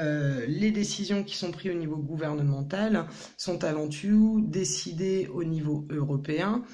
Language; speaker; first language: French; native; French